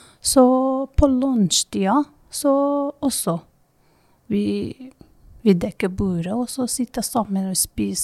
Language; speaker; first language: Norwegian; non-native, learner; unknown